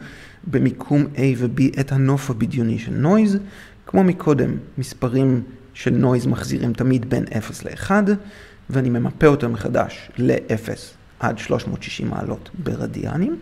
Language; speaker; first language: Hebrew; native; Hebrew